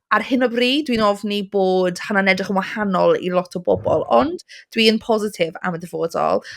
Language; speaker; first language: Welsh; non-native, local second language; English